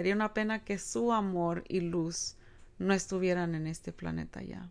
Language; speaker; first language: Spanish; early bilingual, heritage; Spanish